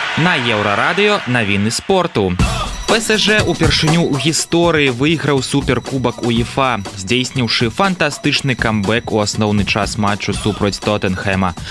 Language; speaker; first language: Belarusian; native; Belarusian